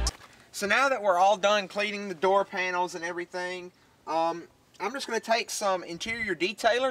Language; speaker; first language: English; native; English